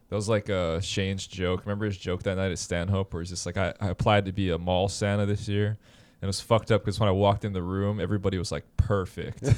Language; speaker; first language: English; native; English